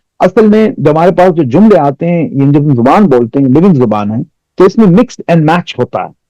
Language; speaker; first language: Urdu; non-native, local second language; Pashto